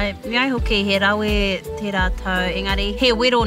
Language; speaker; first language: Māori; non-native, local second language; English